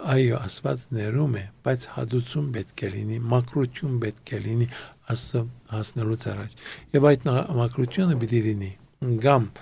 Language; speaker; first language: Armenian; early bilingual, heritage; Armenian